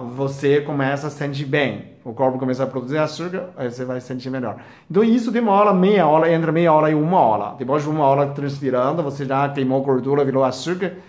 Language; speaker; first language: Portuguese; non-native, fluent; Chinese